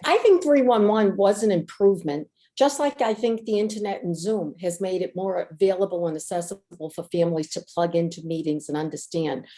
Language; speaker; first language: English; native; English